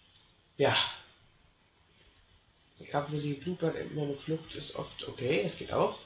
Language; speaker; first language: German; native; German